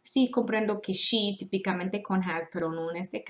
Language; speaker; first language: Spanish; non-native, fluent; English